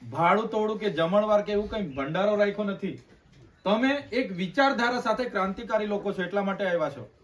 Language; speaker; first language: Gujarati; native; Gujarati